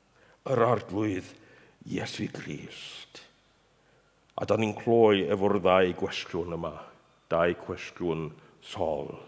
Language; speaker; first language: Welsh; non-native, fluent; English